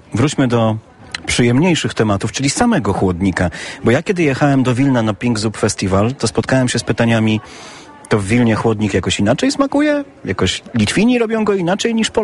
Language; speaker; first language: Polish; native; Polish